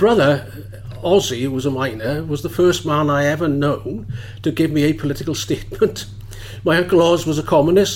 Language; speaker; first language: English; native; English